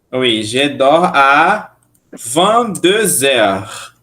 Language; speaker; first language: French; non-native, fluent; Portuguese